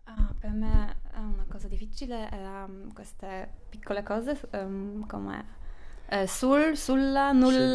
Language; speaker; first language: Italian; non-native, learner; Polish